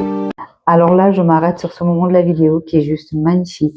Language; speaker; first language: French; native; French